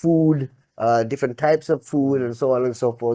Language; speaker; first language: English; non-native, local second language; Sinhala